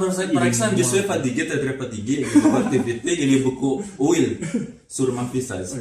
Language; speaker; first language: French; non-native, learner; Indonesian